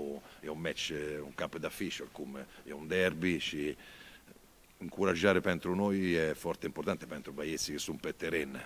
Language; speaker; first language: Romanian; non-native, learner; Italian